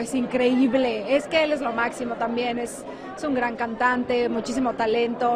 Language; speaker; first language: Spanish; native; Spanish